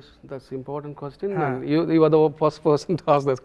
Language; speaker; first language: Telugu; non-native, local second language; Tamil